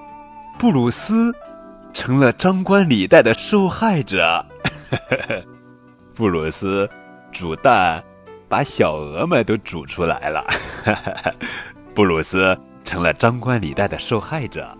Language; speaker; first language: Chinese; native; Chinese